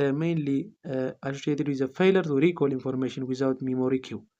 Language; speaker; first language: English; non-native, local second language; Amharic